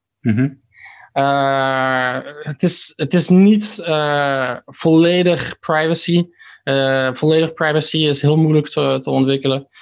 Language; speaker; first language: Dutch; early bilingual, heritage; Dutch